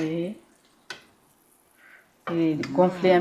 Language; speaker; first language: French; non-native, local second language; Arabic